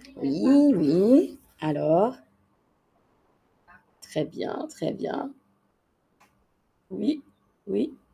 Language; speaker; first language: French; native; French